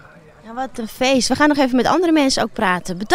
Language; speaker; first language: Dutch; native; Dutch